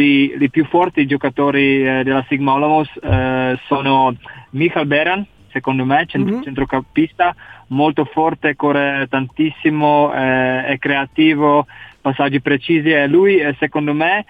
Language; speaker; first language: Italian; non-native, learner; Czech